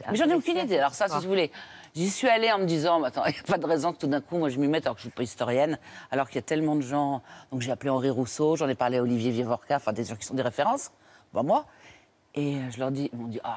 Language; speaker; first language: French; native; French